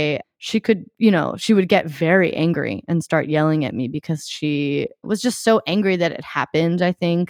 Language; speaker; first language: English; native; English